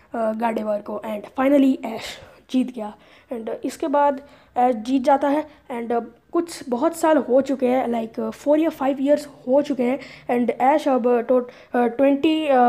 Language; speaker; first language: Hindi; native; Hindi